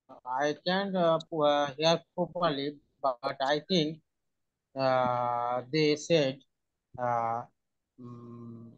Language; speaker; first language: English; non-native, learner; Bangla